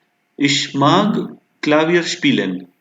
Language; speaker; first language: German; non-native, fluent; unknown